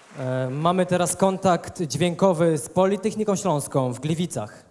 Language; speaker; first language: Polish; native; Polish